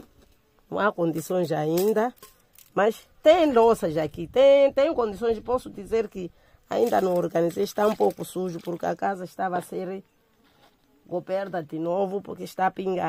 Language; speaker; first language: Portuguese; non-native, local second language; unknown